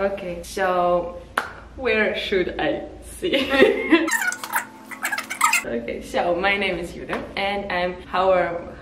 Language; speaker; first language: English; non-native, learner; Russian